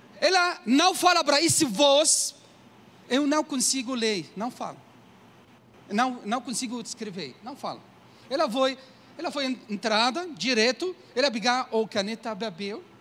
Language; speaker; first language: Portuguese; non-native, learner; Arabic